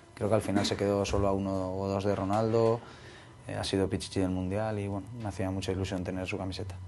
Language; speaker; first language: Spanish; native; Spanish